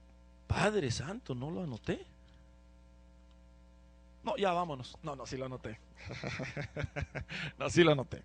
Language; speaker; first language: Spanish; native; Spanish